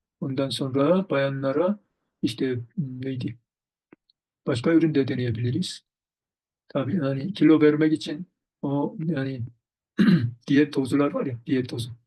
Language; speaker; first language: Turkish; non-native, fluent; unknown